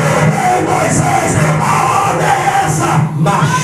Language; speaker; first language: Portuguese; native; Portuguese